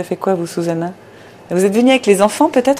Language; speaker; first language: French; native; French